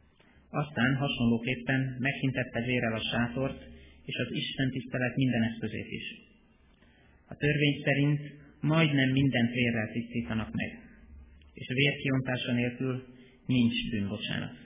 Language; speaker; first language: Hungarian; native; Hungarian